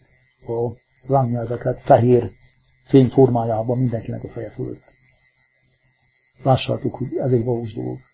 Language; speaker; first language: Hungarian; native; Hungarian